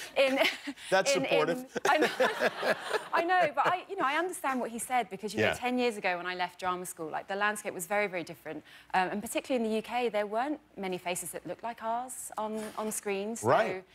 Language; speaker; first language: English; native; English